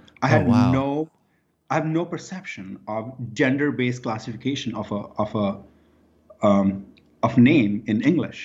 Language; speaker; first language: English; non-native, local second language; Hindi